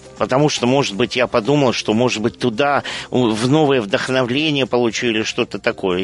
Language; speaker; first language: Russian; early bilingual, heritage; Russian